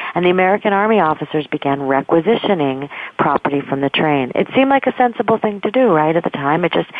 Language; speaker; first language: English; native; English